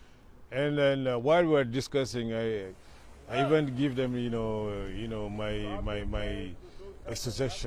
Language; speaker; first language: English; non-native, fluent; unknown